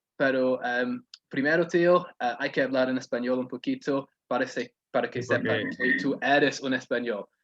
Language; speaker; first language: Spanish; non-native, fluent; English